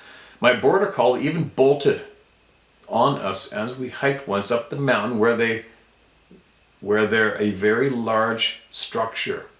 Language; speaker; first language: English; native; English